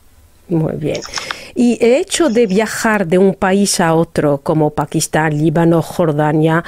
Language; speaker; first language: Spanish; non-native, fluent; Arabic